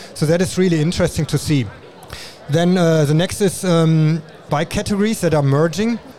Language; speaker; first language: English; non-native, fluent; German